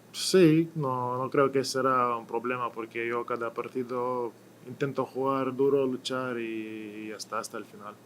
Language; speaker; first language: Spanish; non-native, learner; Lithuanian